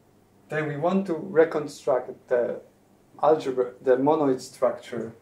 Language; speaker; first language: English; non-native, fluent; Polish